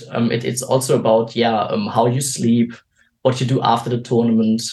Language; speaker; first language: English; non-native, fluent; German